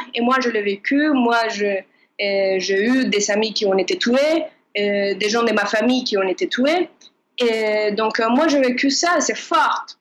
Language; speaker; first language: French; non-native, fluent; Spanish